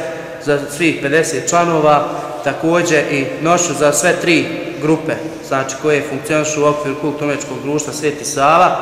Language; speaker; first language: Croatian; native; Croatian